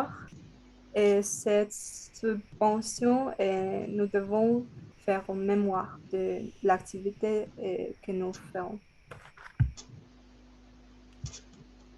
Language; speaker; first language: French; non-native, learner; Spanish